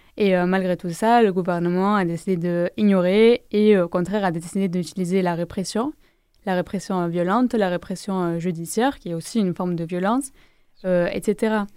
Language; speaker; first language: French; non-native, fluent; Spanish